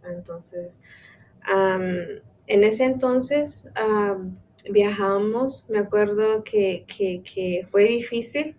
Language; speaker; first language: Spanish; non-native, local second language; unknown